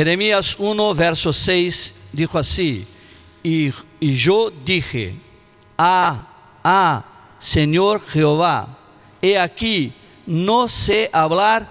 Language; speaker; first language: Spanish; non-native, learner; Portuguese